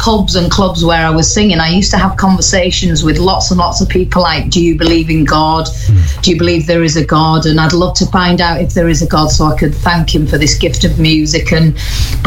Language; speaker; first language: English; native; English